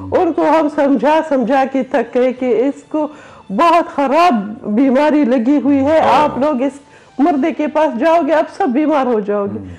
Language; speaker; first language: Urdu; non-native, local second language; Pashto